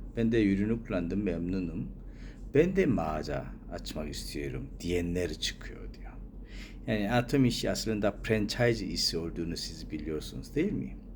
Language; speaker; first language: Turkish; non-native, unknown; Korean